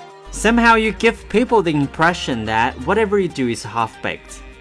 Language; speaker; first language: English; non-native, fluent; Chinese